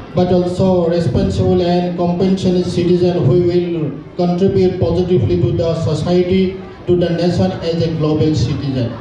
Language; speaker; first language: English; non-native, local second language; Assamese